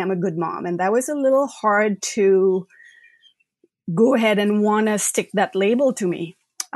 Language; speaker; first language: English; non-native, fluent; French